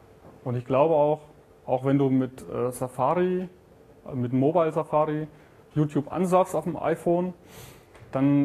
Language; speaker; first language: German; native; German